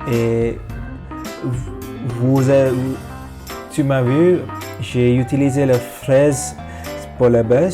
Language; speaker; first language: French; non-native, fluent; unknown